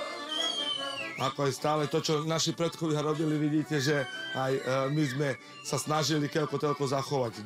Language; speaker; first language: Slovak; early bilingual, heritage; Slovak